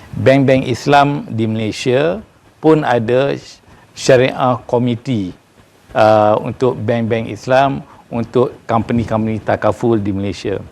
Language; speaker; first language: Malay; native; Malay